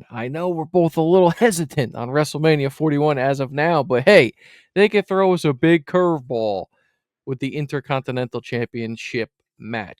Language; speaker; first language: English; native; English